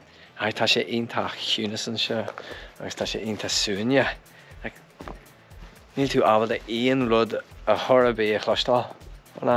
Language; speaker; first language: Irish; non-native, local second language; English